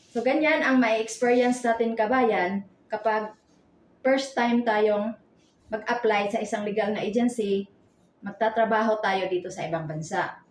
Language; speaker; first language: Filipino; non-native, local second language; Cebuano